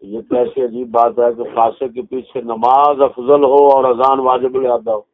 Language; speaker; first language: Urdu; non-native, local second language; Punjabi